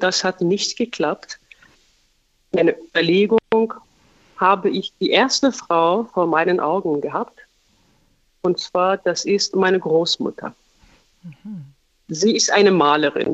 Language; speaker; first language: German; non-native, fluent; Persian